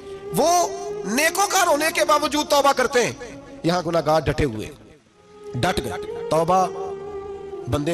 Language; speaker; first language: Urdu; non-native, local second language; Punjabi